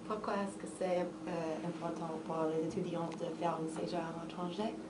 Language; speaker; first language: French; non-native, learner; English